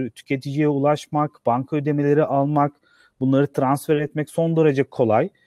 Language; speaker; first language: Turkish; native; Turkish